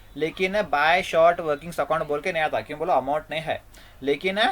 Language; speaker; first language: Hindi; non-native, local second language; Kannada